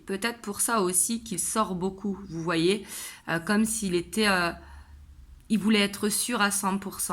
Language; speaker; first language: French; native; French